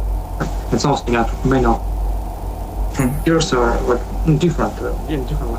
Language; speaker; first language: English; non-native, learner; Russian